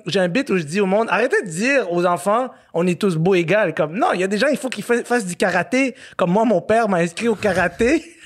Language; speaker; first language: French; early bilingual, other home language; Arabic